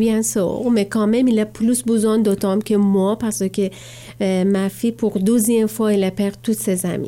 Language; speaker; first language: French; non-native, learner; Persian